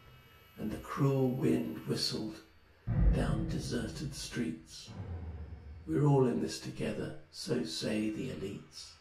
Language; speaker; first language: English; native; English